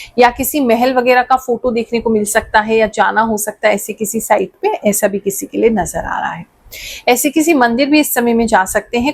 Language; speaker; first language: Hindi; native; Hindi